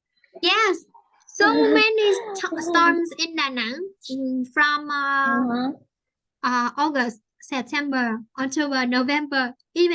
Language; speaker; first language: English; non-native, fluent; Vietnamese